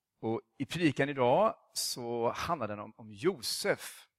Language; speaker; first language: Swedish; native; Swedish